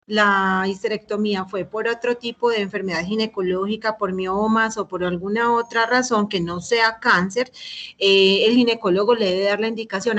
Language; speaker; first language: Spanish; native; Spanish